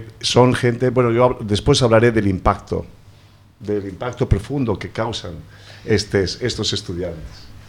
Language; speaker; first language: Spanish; native; Spanish